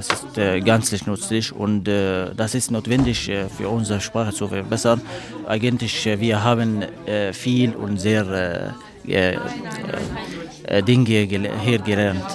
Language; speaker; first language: German; non-native, learner; Arabic